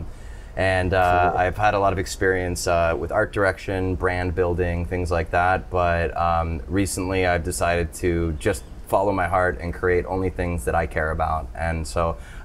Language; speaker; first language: English; native; English